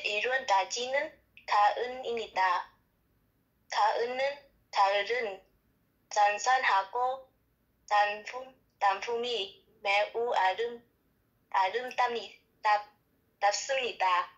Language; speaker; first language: Korean; non-native, learner; Vietnamese